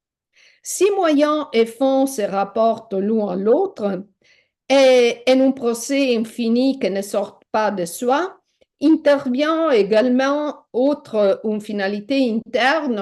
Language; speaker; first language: French; non-native, fluent; Italian